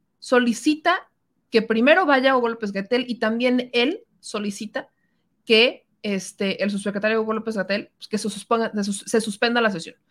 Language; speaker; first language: Spanish; native; Spanish